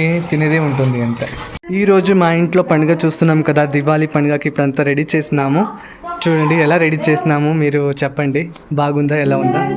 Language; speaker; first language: Telugu; non-native, local second language; Kannada